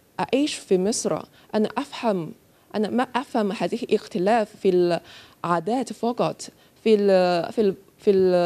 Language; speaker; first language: Arabic; non-native, learner; Chinese